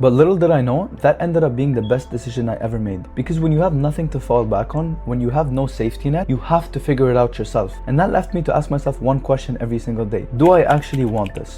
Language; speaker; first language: English; non-native, fluent; Arabic